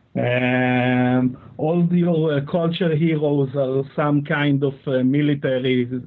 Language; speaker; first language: English; non-native, fluent; Hebrew